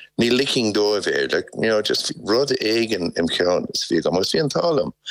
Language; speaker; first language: Irish; native; Irish